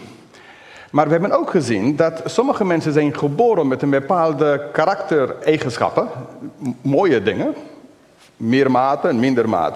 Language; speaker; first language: Dutch; non-native, fluent; English